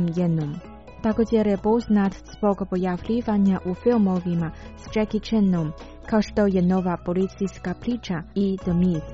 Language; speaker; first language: Croatian; non-native, fluent; Chinese